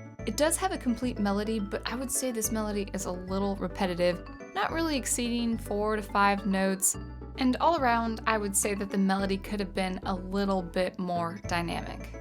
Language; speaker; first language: English; native; English